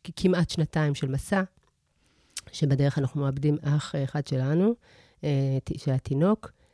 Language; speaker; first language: Hebrew; early bilingual, other home language; Amharic